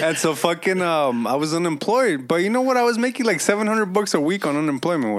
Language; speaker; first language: English; early bilingual, other home language; Spanish